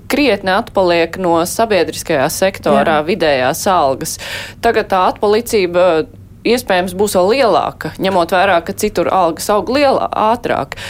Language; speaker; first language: Latvian; native; Latvian